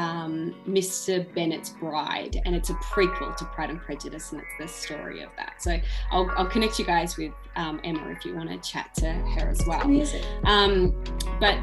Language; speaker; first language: English; native; English